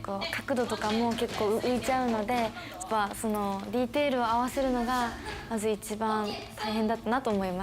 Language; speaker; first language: Japanese; native; Japanese